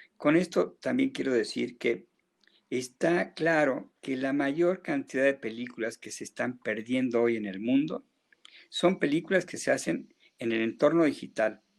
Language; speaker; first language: Spanish; native; Spanish